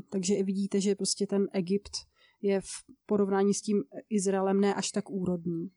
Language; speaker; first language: Czech; native; Czech